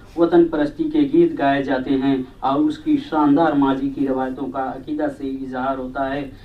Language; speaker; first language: Urdu; non-native, local second language; Hindi